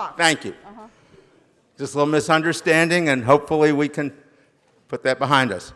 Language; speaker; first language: English; native; English